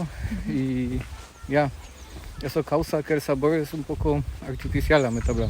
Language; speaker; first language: Spanish; non-native, fluent; Polish